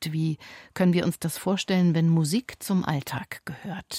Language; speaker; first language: German; native; German